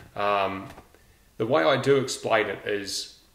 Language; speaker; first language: English; native; English